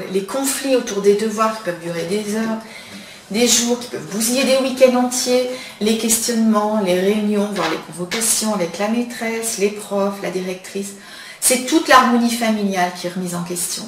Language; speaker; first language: French; native; French